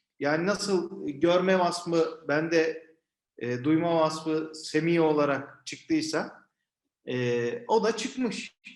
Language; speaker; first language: Turkish; native; Turkish